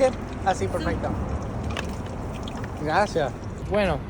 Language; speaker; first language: Spanish; non-native, learner; English